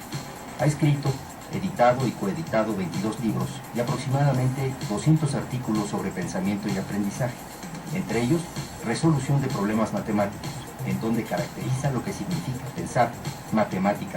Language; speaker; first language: Spanish; native; Spanish